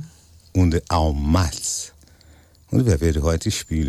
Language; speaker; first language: German; non-native, fluent; Portuguese